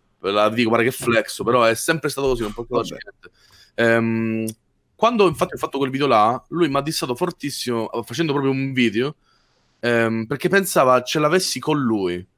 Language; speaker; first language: Italian; native; Italian